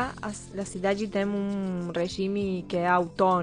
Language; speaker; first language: Portuguese; non-native, fluent; Spanish